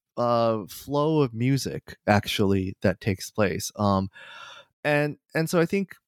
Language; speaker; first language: English; non-native, fluent; Japanese